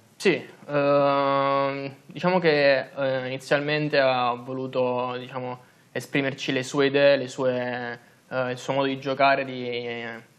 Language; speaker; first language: Italian; native; Italian